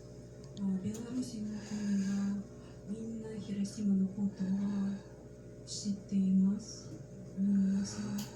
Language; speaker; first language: Japanese; non-native, fluent; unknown